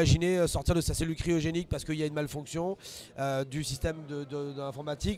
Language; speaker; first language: French; native; French